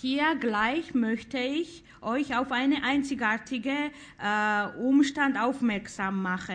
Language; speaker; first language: German; non-native, fluent; Georgian